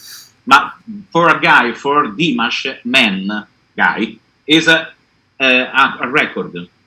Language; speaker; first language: English; non-native, learner; Italian